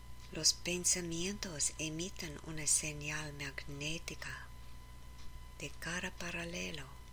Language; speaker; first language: Spanish; non-native, learner; English